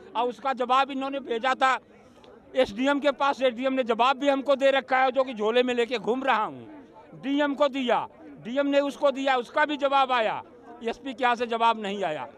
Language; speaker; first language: Hindi; native; Hindi